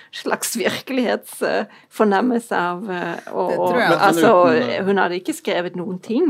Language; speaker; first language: Norwegian; non-native, fluent; German